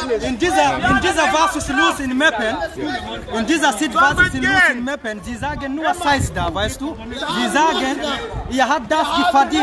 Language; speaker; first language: German; non-native, learner; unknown